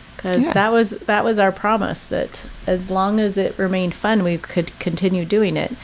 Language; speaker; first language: English; native; English